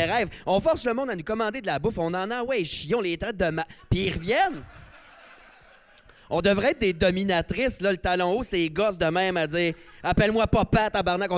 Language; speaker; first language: French; native; French